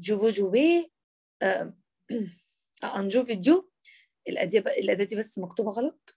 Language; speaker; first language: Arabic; native; Arabic